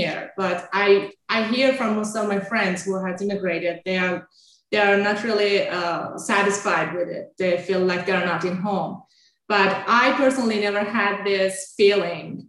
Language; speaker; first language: English; non-native, fluent; Azerbaijani